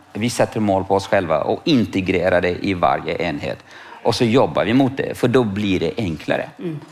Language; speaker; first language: Swedish; non-native, fluent; Kurdish